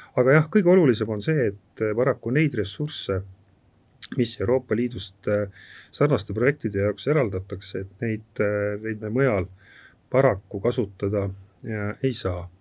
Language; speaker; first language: Estonian; native; Estonian